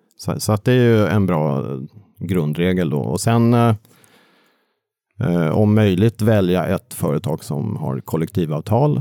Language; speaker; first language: Swedish; native; Swedish